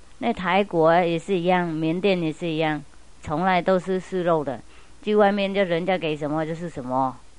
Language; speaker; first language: Chinese; non-native, fluent; Vietnamese